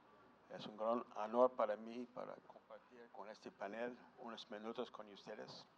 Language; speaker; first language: Spanish; non-native, fluent; English